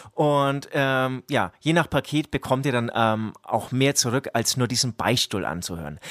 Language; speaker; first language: German; native; German